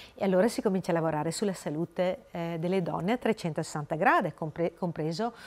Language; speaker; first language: Italian; native; Italian